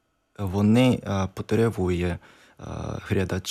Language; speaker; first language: Ukrainian; non-native, learner; Japanese